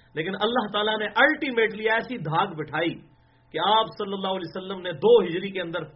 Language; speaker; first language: Urdu; non-native, local second language; Punjabi